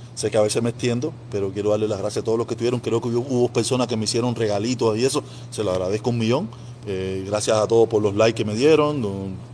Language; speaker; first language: Spanish; native; Spanish